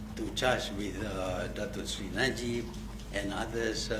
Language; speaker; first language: English; non-native, local second language; Malay